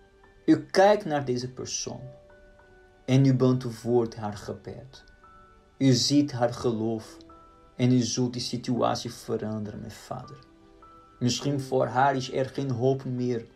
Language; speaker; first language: Dutch; non-native, fluent; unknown